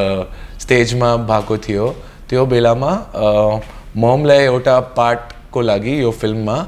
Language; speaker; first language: Nepali; non-native, learner; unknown